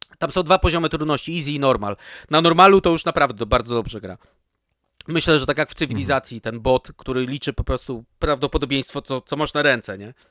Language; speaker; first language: Polish; native; Polish